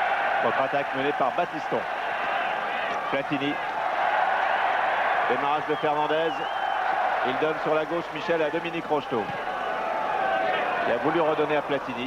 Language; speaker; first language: French; native; French